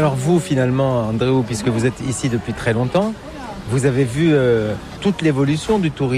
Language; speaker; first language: French; native; French